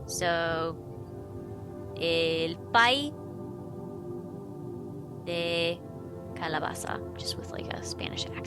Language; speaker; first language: Spanish; non-native, fluent; English